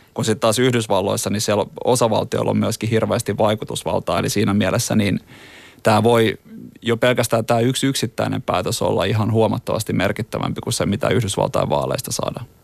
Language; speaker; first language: Finnish; native; Finnish